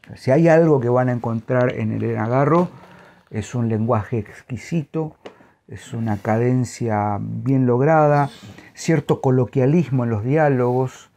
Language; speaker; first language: Spanish; native; Spanish